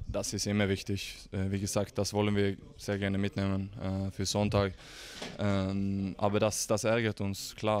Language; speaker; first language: German; non-native, fluent; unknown